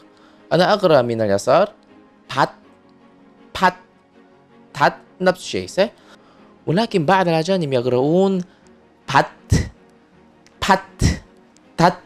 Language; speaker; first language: Arabic; non-native, fluent; Korean